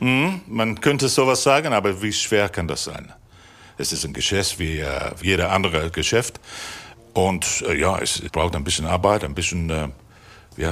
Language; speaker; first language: German; non-native, fluent; English